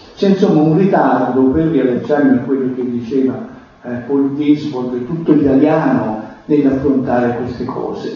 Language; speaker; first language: Italian; native; Italian